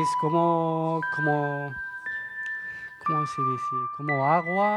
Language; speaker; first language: Spanish; non-native, learner; Arabic